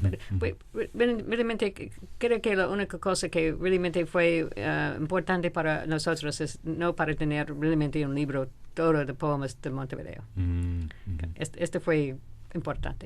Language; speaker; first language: Spanish; non-native, fluent; English